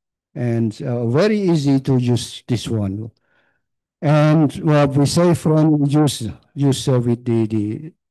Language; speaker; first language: English; non-native, learner; Khmer